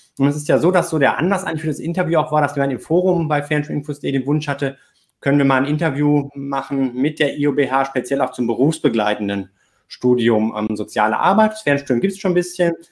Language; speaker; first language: German; native; German